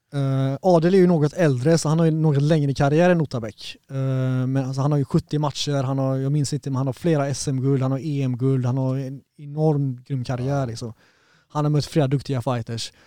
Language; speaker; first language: Swedish; native; Swedish